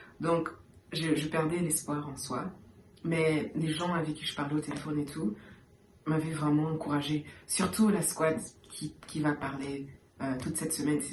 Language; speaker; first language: French; early bilingual, heritage; French